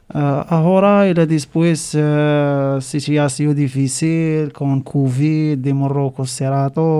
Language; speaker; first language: Spanish; non-native, learner; Arabic